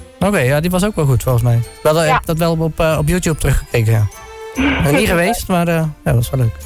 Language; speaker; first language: Dutch; native; Dutch